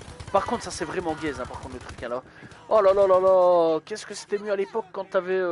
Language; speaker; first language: French; native; French